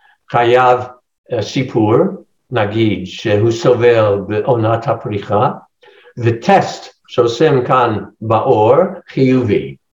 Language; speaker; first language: Hebrew; non-native, fluent; English